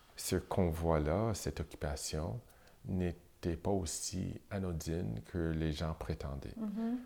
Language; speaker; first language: French; non-native, local second language; English